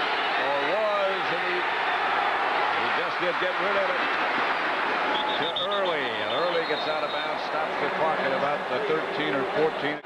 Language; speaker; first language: English; native; English